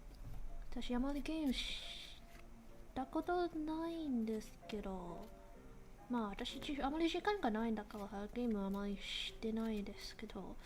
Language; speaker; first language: Japanese; non-native, learner; English